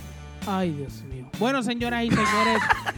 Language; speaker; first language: Spanish; native; Spanish